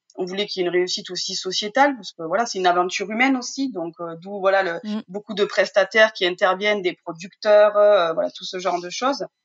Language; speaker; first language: French; native; French